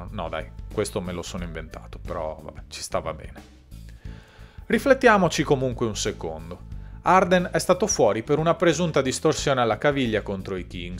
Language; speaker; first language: Italian; native; Italian